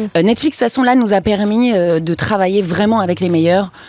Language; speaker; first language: French; native; French